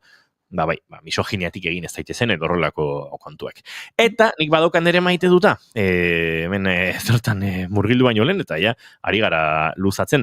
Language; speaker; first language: Basque; native; Basque